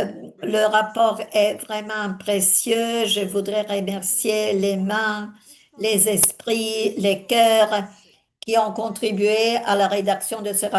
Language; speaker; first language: French; non-native, fluent; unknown